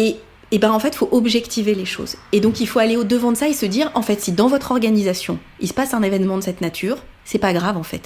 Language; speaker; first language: French; native; French